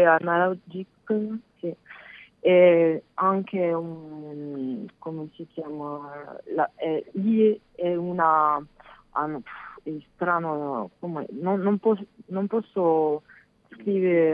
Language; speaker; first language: Italian; non-native, learner; French